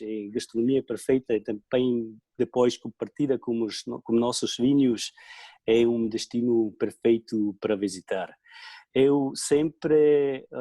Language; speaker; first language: Portuguese; non-native, fluent; Slovenian